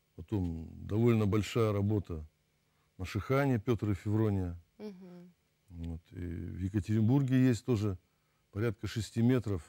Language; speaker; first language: Russian; native; Russian